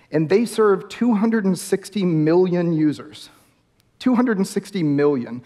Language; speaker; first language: English; native; English